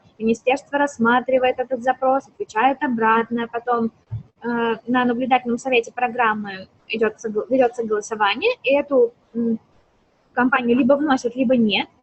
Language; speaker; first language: Russian; native; Russian